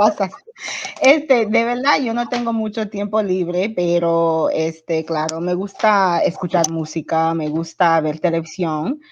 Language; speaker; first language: Spanish; non-native, fluent; English